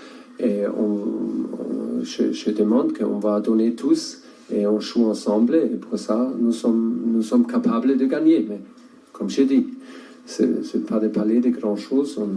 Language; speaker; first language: French; non-native, learner; German